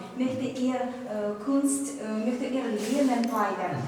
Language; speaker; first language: German; non-native, learner; Ukrainian